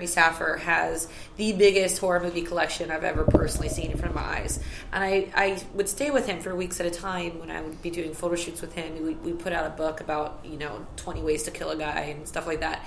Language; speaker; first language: English; native; English